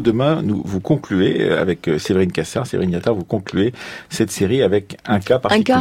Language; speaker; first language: French; native; French